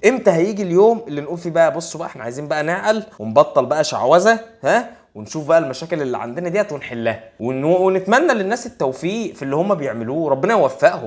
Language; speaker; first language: Arabic; native; Arabic